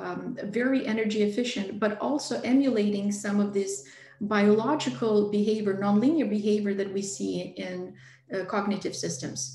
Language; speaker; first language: English; non-native, fluent; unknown